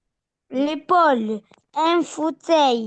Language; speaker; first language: French; non-native, learner; Arabic